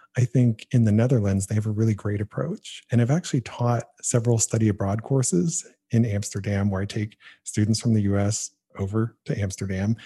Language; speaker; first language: English; native; English